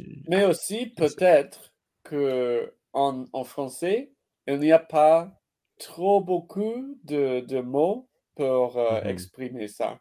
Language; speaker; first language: French; non-native, learner; English